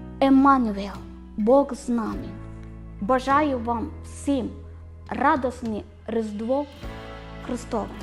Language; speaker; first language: Ukrainian; non-native, learner; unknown